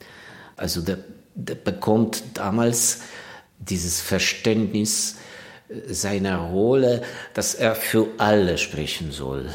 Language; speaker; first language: German; non-native, fluent; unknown